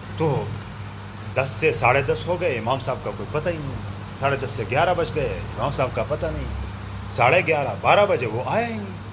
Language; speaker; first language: Urdu; non-native, local second language; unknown